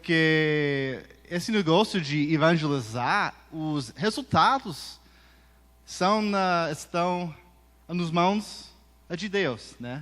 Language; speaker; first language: Portuguese; early bilingual, heritage; Portuguese